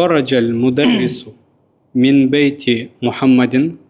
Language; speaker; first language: Arabic; non-native, fluent; Russian